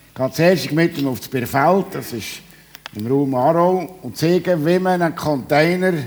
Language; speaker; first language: German; native; German